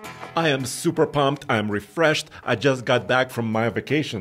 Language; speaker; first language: English; native; English